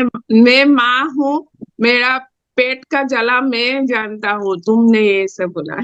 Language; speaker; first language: Hindi; non-native, local second language; Assamese